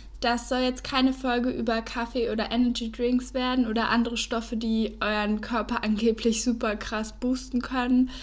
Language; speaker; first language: German; native; German